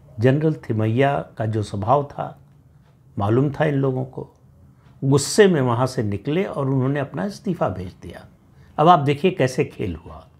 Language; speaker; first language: Hindi; native; Hindi